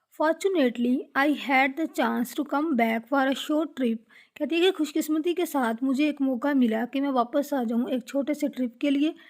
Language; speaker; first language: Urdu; native; Urdu